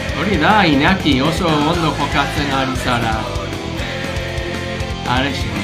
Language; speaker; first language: Basque; non-native, learner; English